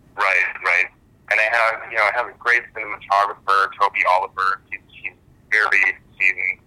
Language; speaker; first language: English; early bilingual, other home language; German